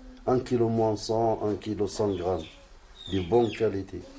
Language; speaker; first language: French; non-native, learner; Arabic